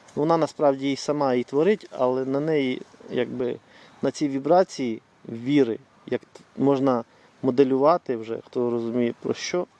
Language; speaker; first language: Ukrainian; non-native, local second language; Russian